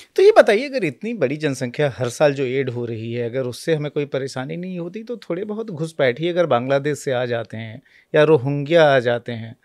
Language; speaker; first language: Hindi; native; Hindi